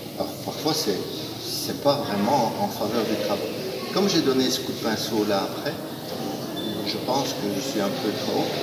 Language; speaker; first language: French; native; French